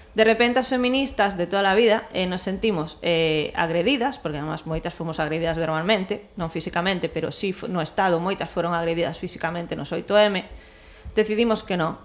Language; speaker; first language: Galician; non-native, local second language; Spanish